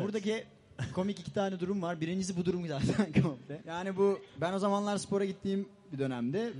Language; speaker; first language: Turkish; native; Turkish